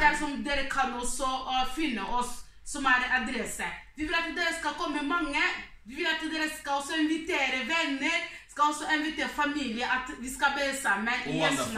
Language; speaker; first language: Swedish; non-native, learner; Swahili